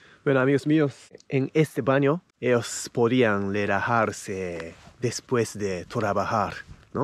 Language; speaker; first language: Spanish; non-native, fluent; Japanese